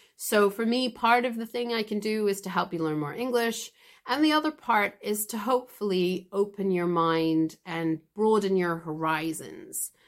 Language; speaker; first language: English; native; English